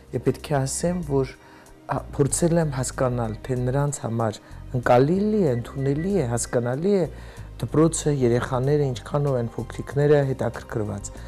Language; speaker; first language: Armenian; native; Armenian